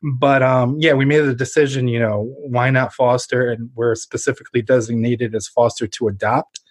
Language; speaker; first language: English; early bilingual, other home language; Ukrainian